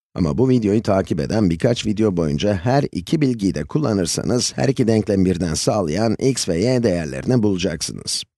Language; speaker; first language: Turkish; native; Turkish